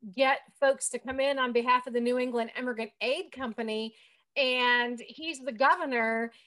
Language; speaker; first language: English; native; English